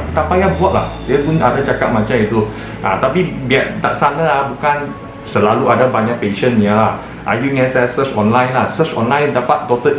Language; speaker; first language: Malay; non-native, local second language; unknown